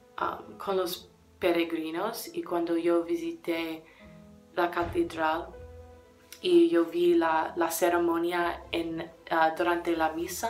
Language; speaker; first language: Spanish; non-native, learner; English